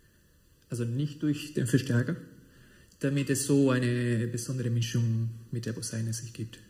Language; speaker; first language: German; non-native, fluent; Spanish